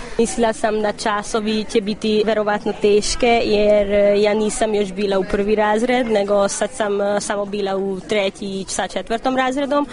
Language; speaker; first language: Serbian; non-native, local second language; Hungarian